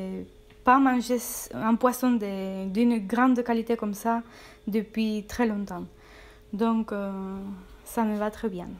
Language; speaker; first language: French; non-native, fluent; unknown